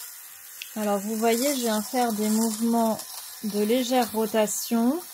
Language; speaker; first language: French; native; French